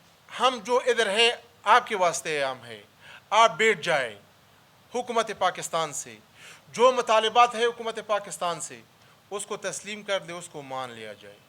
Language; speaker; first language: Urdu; early bilingual, other home language; Pashto